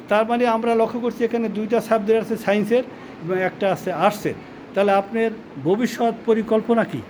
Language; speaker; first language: Bangla; native; Bangla